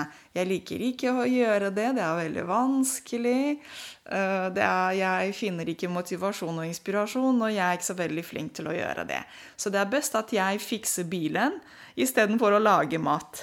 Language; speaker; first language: Norwegian; non-native, fluent; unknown